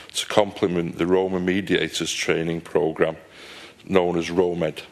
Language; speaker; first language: English; native; English